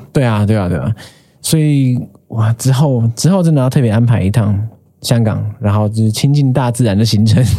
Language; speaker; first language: Chinese; native; Chinese